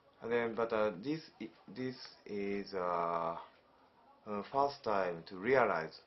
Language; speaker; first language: English; non-native, learner; Japanese